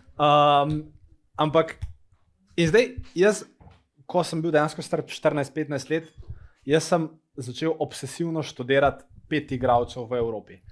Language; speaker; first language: Slovenian; native; Slovenian